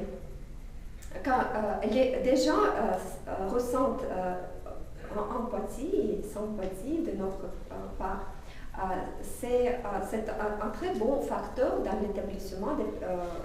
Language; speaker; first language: French; non-native, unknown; Russian